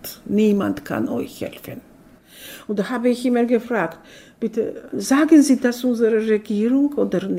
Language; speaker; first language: German; non-native, fluent; Georgian